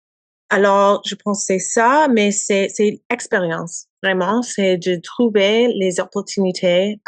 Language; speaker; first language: French; non-native, learner; English